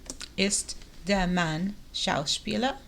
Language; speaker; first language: German; non-native, learner; English